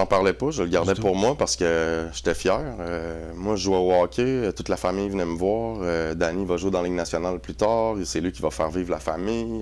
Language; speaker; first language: French; native; French